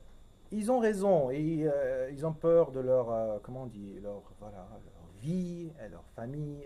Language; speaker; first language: French; non-native, fluent; Persian